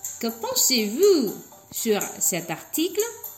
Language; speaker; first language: French; non-native, fluent; Indonesian